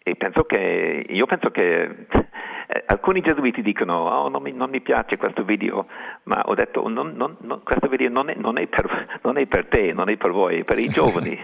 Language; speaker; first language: Italian; non-native, fluent; English